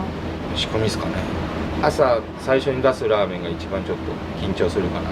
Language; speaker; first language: Japanese; native; Japanese